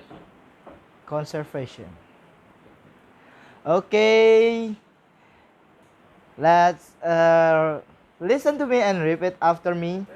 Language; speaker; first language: English; non-native, learner; Indonesian